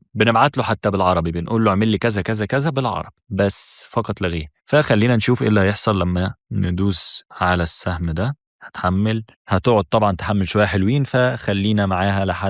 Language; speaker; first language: Arabic; native; Arabic